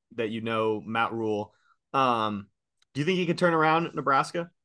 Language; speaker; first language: English; native; English